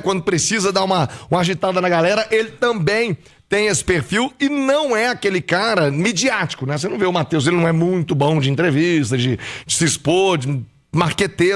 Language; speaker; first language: Portuguese; native; Portuguese